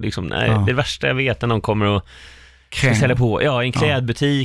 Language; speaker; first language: Swedish; native; Swedish